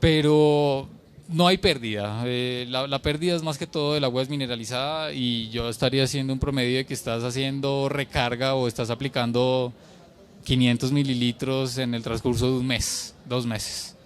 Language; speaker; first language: Spanish; native; Spanish